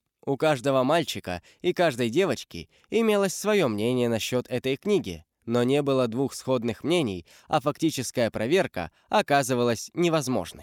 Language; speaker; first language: Russian; native; Russian